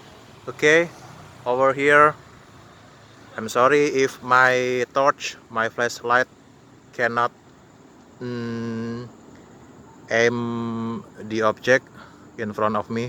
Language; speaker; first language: English; non-native, learner; Indonesian